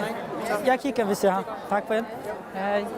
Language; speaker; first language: Danish; non-native, learner; Arabic